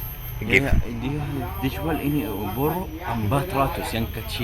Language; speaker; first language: Indonesian; non-native, learner; Arabic